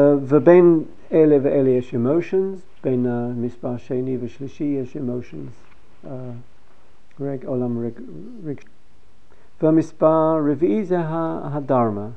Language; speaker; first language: Hebrew; non-native, fluent; English